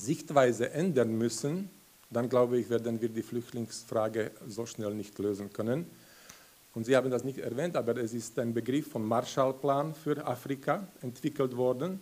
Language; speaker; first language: German; non-native, fluent; Slovak